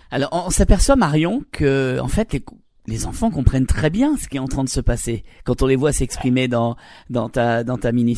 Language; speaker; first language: French; native; French